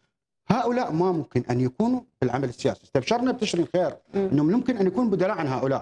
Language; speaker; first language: Arabic; native; Arabic